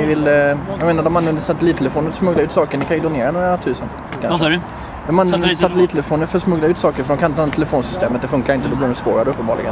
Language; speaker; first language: Swedish; native; Swedish